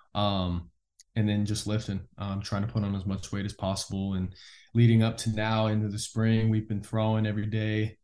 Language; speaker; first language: English; native; English